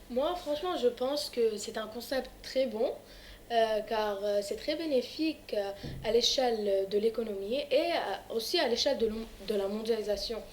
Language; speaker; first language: French; non-native, local second language; Arabic